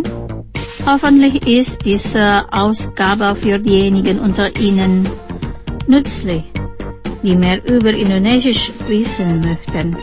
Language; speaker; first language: German; non-native, fluent; Indonesian